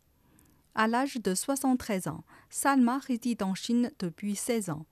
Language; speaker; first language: French; non-native, fluent; Chinese